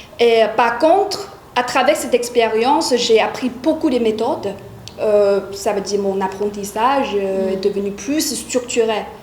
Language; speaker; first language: French; non-native, fluent; Chinese